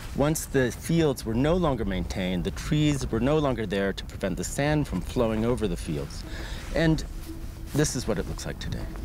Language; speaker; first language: English; native; English